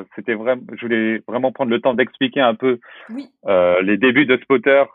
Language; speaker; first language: French; native; French